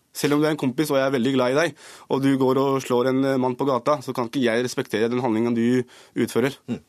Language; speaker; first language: Norwegian; early bilingual, other home language; Urdu